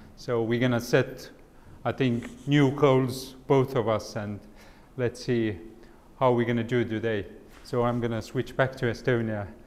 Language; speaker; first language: English; non-native, fluent; Estonian